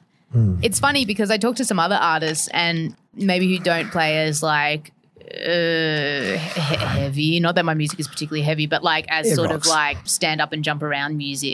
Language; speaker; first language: English; native; English